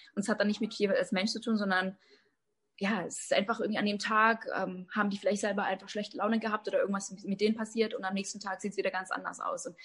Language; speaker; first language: German; native; German